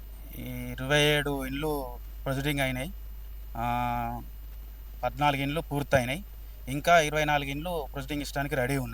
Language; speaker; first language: Telugu; native; Telugu